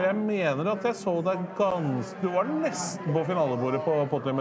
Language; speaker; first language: Norwegian; native; Norwegian